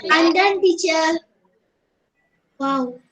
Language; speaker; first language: English; non-native, local second language; Tamil